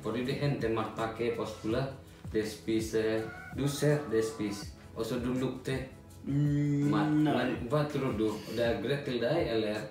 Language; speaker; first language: Norwegian; non-native, learner; Indonesian